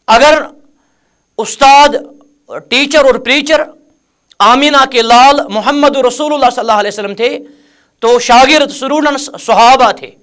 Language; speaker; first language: Urdu; non-native, local second language; Kashmiri